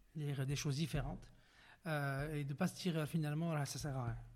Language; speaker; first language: French; non-native, local second language; Arabic